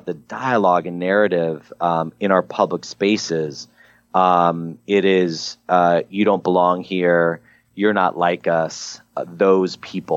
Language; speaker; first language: English; native; English